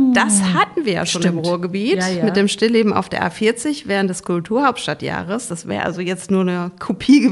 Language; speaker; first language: German; native; German